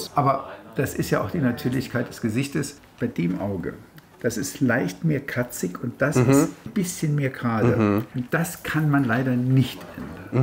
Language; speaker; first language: German; native; German